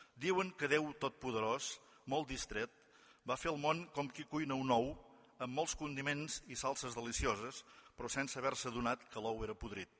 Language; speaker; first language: Catalan; native; Catalan